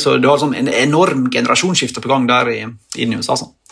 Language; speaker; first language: Norwegian; native; Norwegian